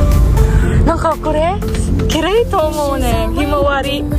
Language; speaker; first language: Japanese; non-native, learner; Filipino